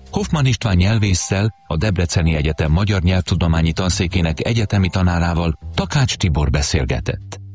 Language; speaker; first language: Hungarian; native; Hungarian